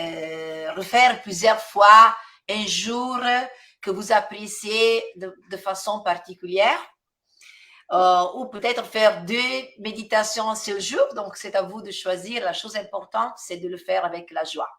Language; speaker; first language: French; non-native, fluent; Italian